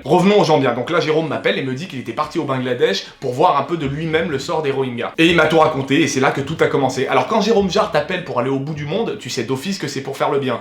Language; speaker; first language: French; native; French